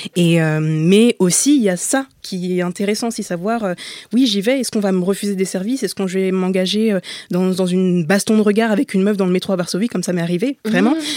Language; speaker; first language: French; native; French